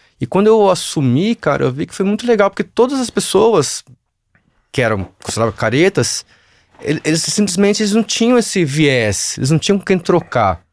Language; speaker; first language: Portuguese; native; Portuguese